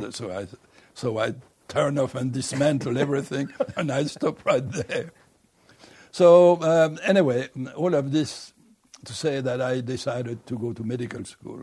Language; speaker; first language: English; non-native, fluent; French